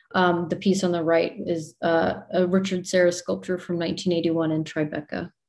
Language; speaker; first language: English; native; English